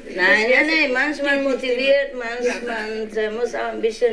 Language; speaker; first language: German; non-native, learner; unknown